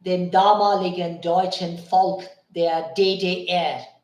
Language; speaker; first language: German; non-native, learner; Bangla